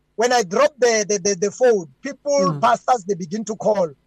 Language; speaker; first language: English; non-native, local second language; Venda